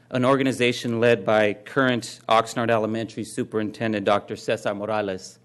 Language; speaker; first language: English; native; English